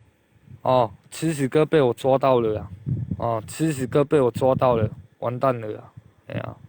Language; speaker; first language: Chinese; native; Chinese